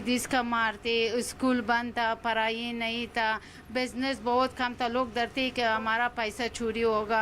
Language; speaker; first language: Hindi; non-native, learner; Persian